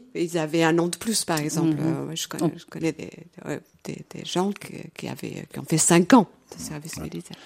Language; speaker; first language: French; early bilingual, other home language; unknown